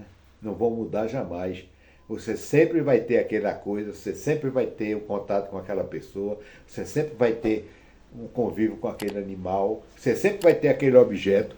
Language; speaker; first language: Portuguese; native; Portuguese